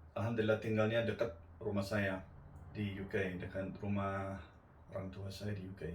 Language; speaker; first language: Indonesian; non-native, fluent; English